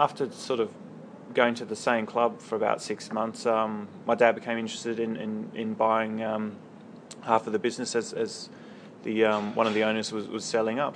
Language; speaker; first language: English; native; English